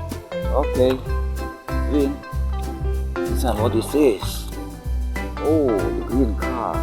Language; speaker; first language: English; non-native, learner; Indonesian